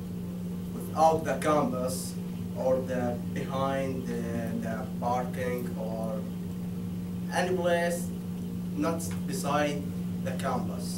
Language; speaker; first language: English; non-native, learner; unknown